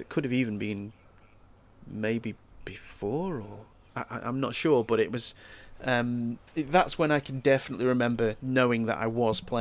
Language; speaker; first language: English; native; English